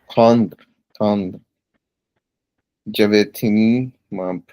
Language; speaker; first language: French; non-native, learner; Punjabi